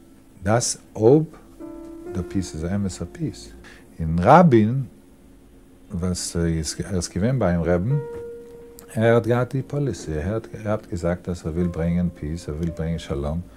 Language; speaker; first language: German; non-native, learner; Yiddish